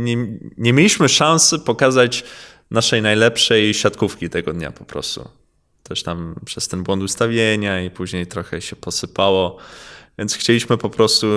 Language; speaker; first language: Polish; early bilingual, heritage; Polish